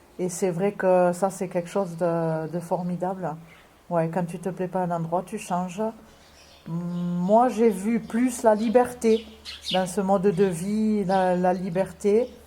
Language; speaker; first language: French; native; French